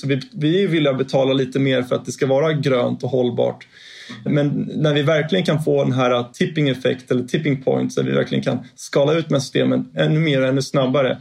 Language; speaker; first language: Swedish; native; Swedish